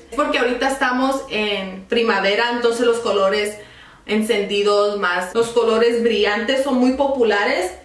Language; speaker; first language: Spanish; early bilingual, other home language; English